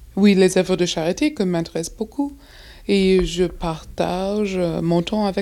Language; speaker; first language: French; non-native, fluent; English